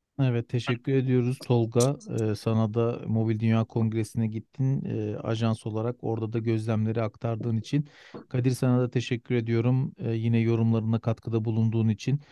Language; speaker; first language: Turkish; native; Turkish